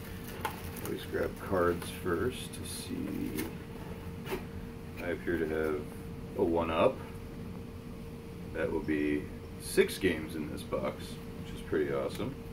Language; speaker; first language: English; native; English